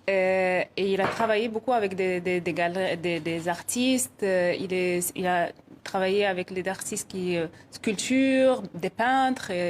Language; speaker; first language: French; non-native, fluent; Arabic